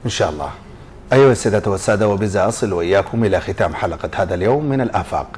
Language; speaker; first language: Arabic; native; Arabic